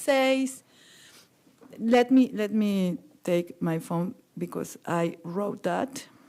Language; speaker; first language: English; non-native, learner; Spanish